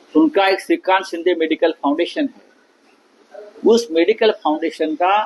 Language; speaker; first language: Hindi; non-native, local second language; Marathi